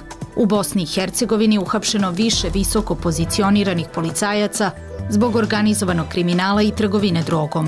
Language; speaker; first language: Serbian; native; Serbian